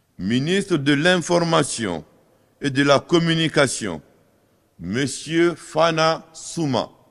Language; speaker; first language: French; non-native, local second language; Fula